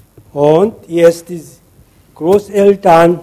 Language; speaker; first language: German; non-native, fluent; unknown